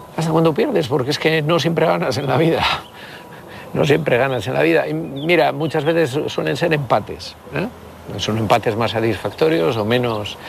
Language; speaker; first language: Spanish; native; Spanish